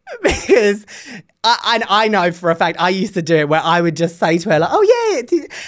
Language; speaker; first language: English; native; English